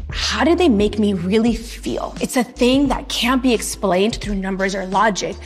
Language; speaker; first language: English; native; English